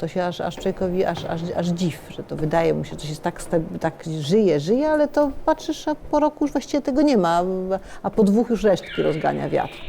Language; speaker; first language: Polish; native; Polish